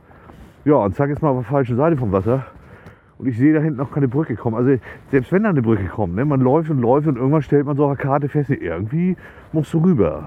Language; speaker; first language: German; native; German